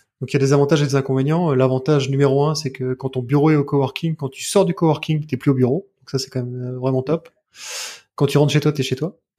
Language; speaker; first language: French; native; French